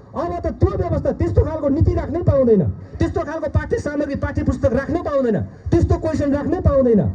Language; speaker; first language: Nepali; non-native, local second language; Eastern Tamang